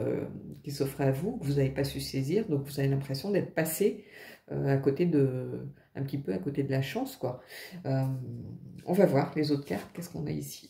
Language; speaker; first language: French; native; French